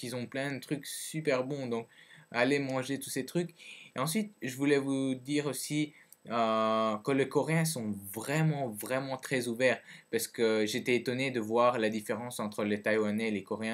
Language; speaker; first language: French; early bilingual, other home language; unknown